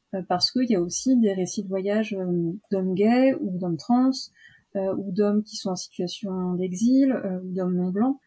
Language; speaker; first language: French; native; French